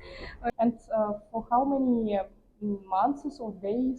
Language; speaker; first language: English; non-native, fluent; Russian